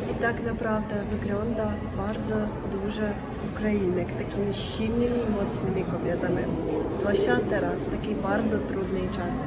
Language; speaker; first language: Polish; non-native, learner; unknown